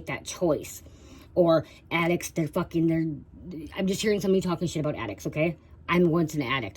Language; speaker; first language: English; native; English